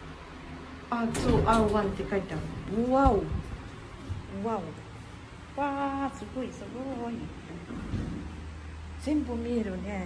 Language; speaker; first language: Japanese; non-native, learner; Filipino